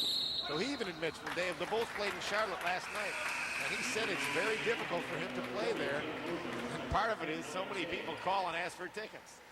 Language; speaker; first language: English; native; English